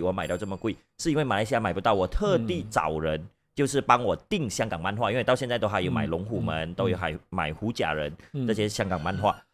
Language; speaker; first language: Chinese; native; Chinese